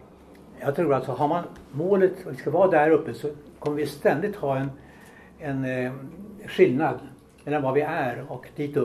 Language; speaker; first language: Swedish; native; Swedish